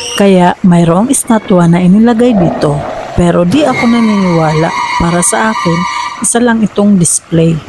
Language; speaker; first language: Filipino; native; Filipino